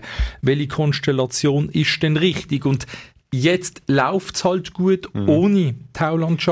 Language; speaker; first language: German; native; German